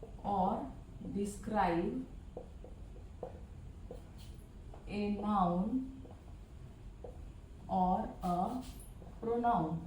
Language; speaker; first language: English; non-native, learner; Hindi